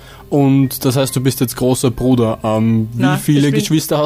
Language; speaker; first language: German; native; German